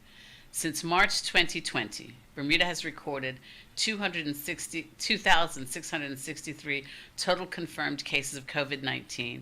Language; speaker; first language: English; native; English